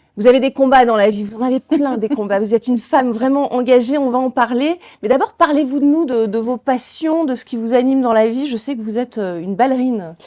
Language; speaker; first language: French; native; French